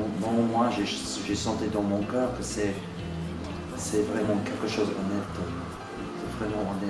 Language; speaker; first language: French; non-native, fluent; English